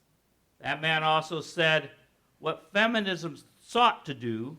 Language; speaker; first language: English; native; English